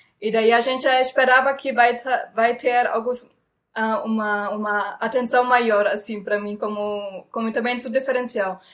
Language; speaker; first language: Portuguese; non-native, fluent; German